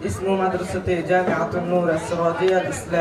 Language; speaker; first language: Arabic; non-native, learner; Bangla